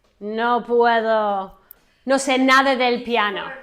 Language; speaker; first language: Spanish; non-native, fluent; English